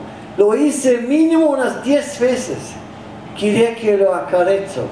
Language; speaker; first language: Spanish; non-native, fluent; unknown